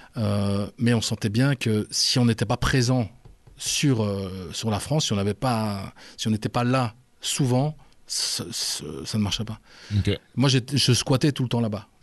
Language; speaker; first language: French; native; French